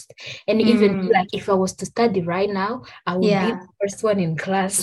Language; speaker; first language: English; non-native, local second language; Kinyarwanda